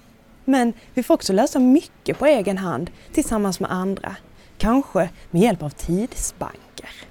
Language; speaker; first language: Swedish; native; Swedish